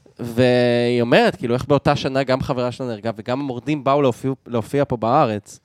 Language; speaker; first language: Hebrew; native; Hebrew